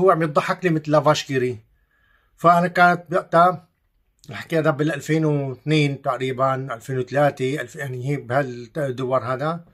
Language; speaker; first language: Arabic; native; Arabic